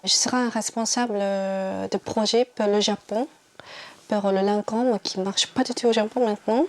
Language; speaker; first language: French; non-native, fluent; Japanese